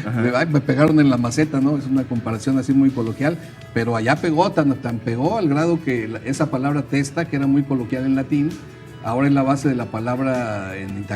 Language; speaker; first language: Spanish; native; Spanish